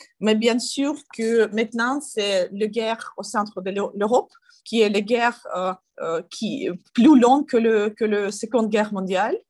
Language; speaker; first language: French; non-native, learner; Ukrainian